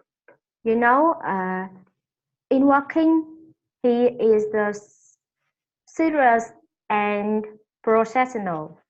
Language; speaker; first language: English; non-native, learner; Vietnamese